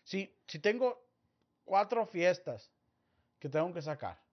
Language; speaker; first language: Spanish; early bilingual, heritage; Spanish